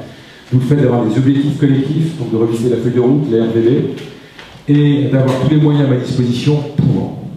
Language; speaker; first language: French; native; French